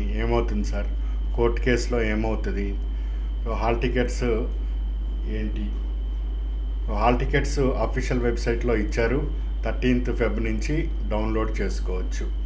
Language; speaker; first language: Telugu; native; Telugu